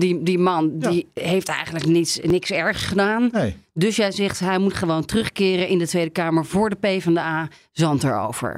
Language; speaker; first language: Dutch; native; Dutch